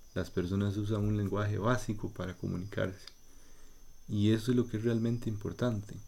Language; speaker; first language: Spanish; native; Spanish